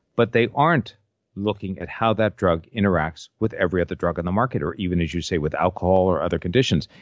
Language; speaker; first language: English; native; English